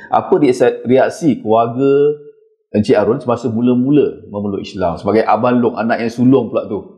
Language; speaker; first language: Malay; native; Malay